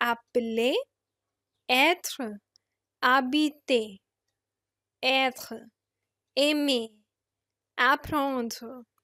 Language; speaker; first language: French; non-native, fluent; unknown